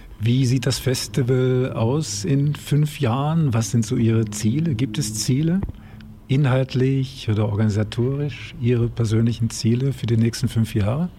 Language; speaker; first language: German; native; German